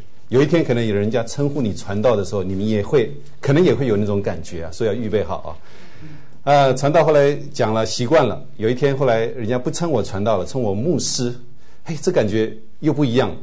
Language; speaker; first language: Chinese; native; Chinese